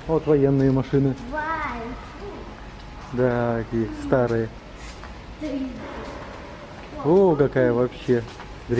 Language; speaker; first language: Russian; native; Russian